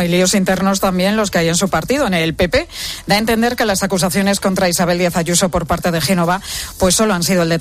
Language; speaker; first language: Spanish; native; Spanish